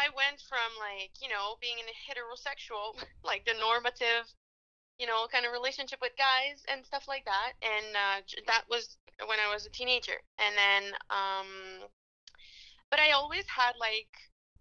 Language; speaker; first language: English; non-native, fluent; French